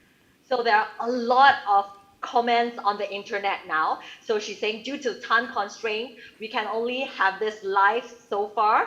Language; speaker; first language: English; non-native, fluent; Korean